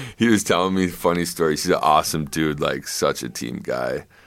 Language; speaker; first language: English; native; English